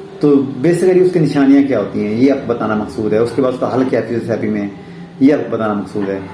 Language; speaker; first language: Urdu; non-native, local second language; Punjabi